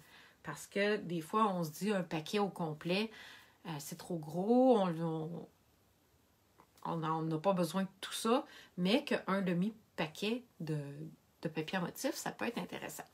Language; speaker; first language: French; native; French